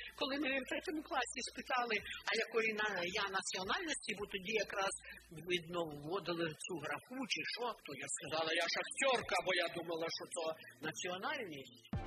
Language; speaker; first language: Ukrainian; non-native, local second language; Russian